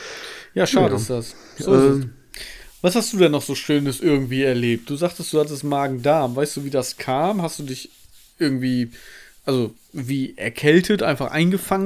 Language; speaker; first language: German; native; German